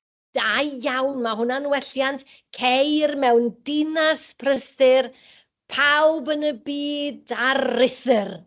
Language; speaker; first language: Welsh; native; Welsh